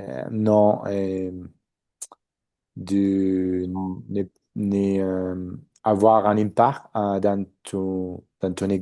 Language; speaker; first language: French; non-native, learner; Spanish